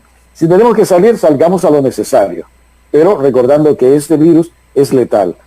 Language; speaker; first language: Spanish; native; Spanish